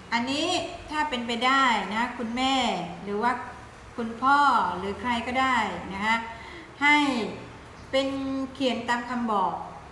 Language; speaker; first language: Thai; non-native, local second language; Pattani Malay